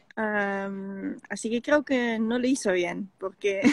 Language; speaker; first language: Spanish; non-native, fluent; Dutch